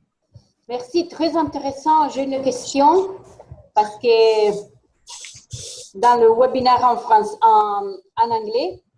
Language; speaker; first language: French; non-native, fluent; Italian